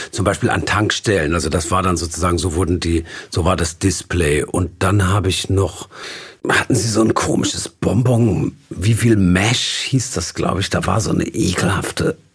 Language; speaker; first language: German; native; German